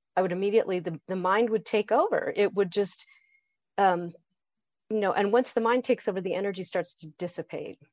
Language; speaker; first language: English; native; English